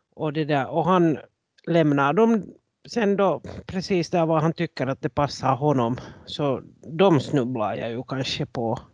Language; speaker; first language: Swedish; native; Swedish